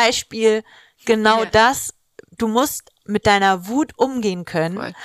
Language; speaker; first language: German; early bilingual, other home language; Greek